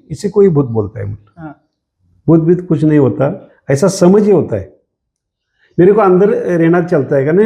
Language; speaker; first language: Hindi; non-native, local second language; Marathi